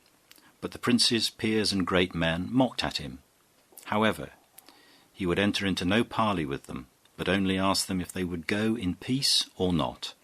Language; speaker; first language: English; native; English